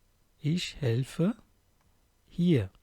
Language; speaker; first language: German; non-native, fluent; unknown